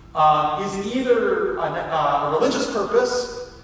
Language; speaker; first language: English; native; English